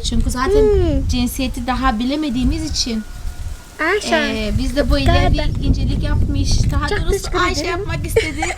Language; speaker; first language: Turkish; non-native, fluent; Portuguese